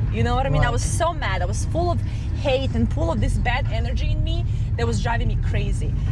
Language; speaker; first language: English; non-native, fluent; Serbian